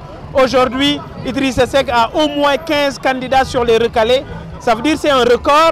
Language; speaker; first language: French; non-native, local second language; Wolof